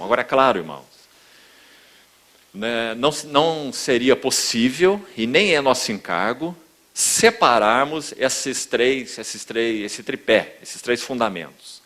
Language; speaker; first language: Portuguese; native; Portuguese